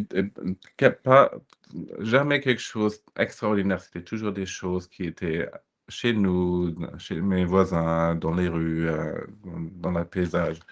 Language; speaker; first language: French; non-native, fluent; German